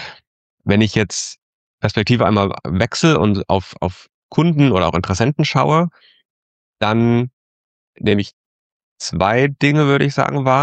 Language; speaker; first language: German; native; German